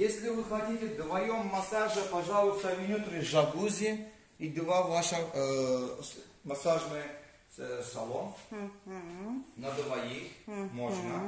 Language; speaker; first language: Russian; non-native, learner; Turkish